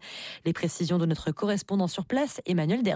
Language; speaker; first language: French; native; French